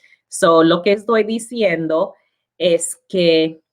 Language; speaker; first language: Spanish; non-native, learner; English